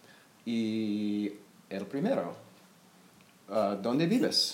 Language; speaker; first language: Spanish; non-native, learner; English